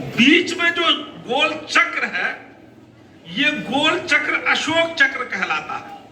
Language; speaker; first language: Urdu; native; Urdu